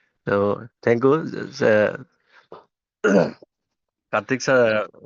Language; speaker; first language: Hindi; non-native, local second language; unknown